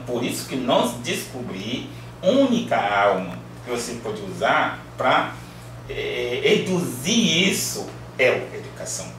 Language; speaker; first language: Portuguese; non-native, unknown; Yoruba